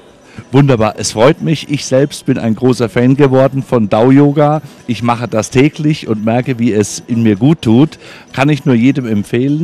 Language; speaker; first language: German; native; German